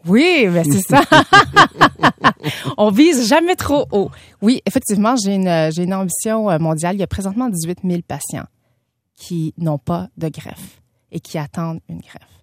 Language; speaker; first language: French; early bilingual, other home language; Vietnamese